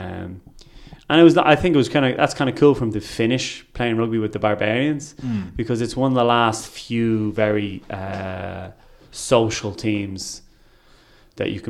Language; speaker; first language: English; native; English